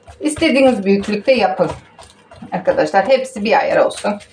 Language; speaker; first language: Turkish; native; Turkish